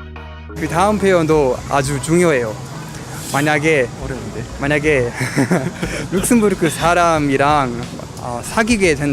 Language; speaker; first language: Korean; non-native, fluent; Luxembourgish